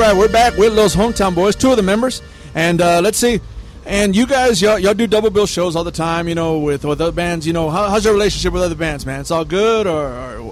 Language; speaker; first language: English; early bilingual, other home language; Spanish